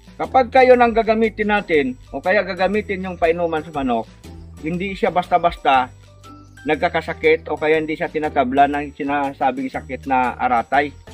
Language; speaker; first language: Filipino; non-native, local second language; Cebuano